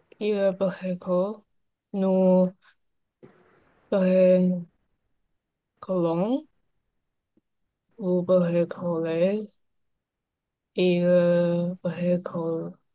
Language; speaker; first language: French; non-native, learner; Chinese